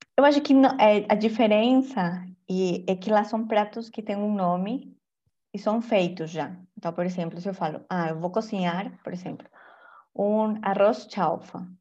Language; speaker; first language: Portuguese; non-native, fluent; Spanish